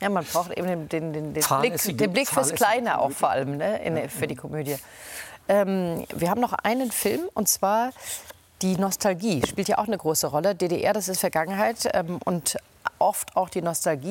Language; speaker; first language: German; native; German